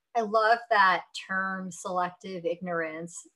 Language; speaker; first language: English; early bilingual, other home language; Hindi